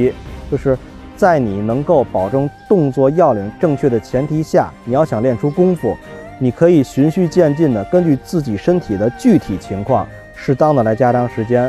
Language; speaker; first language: Chinese; native; Chinese